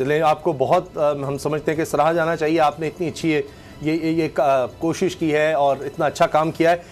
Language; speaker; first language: Urdu; native; Urdu